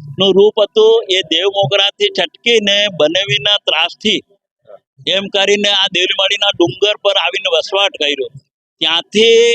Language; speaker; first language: Gujarati; non-native, local second language; Gamit